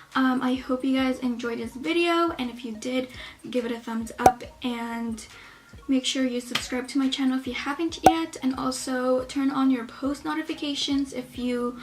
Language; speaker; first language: English; native; English